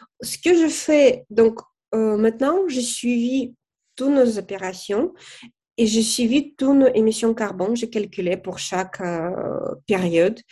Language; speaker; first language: French; non-native, fluent; Russian